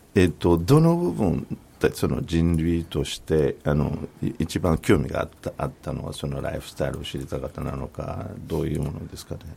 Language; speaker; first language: Japanese; non-native, fluent; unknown